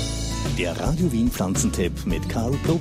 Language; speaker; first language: German; native; German